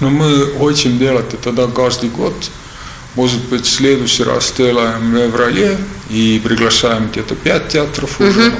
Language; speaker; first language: Russian; non-native, learner; Estonian